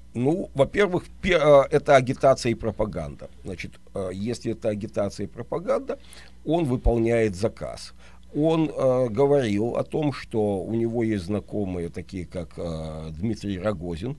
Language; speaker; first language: Russian; native; Russian